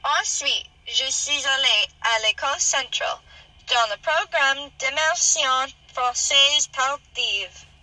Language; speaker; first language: French; non-native, learner; English